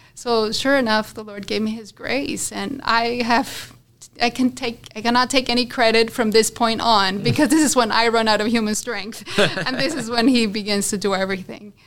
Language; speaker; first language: English; non-native, fluent; Spanish